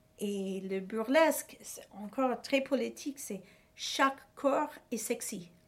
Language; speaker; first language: French; non-native, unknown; English